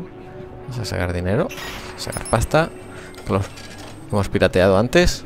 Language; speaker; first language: Spanish; native; Spanish